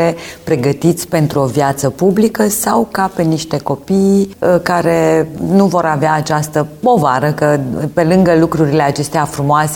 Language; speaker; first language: Romanian; native; Romanian